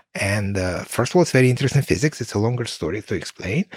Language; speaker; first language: English; non-native, fluent; Ukrainian